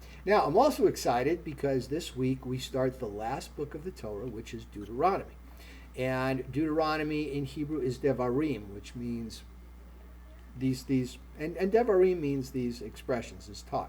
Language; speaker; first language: English; native; English